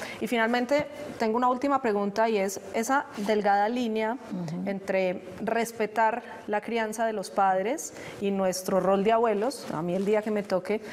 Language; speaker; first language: Spanish; native; Spanish